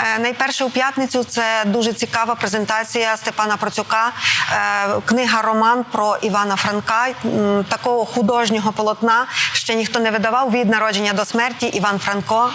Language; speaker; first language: Ukrainian; native; Ukrainian